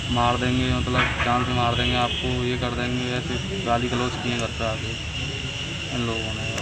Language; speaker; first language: Hindi; native; Hindi